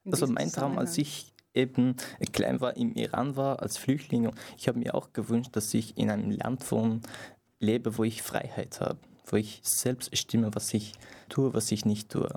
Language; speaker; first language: German; non-native, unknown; Persian